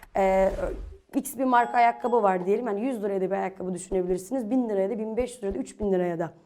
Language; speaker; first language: Turkish; native; Turkish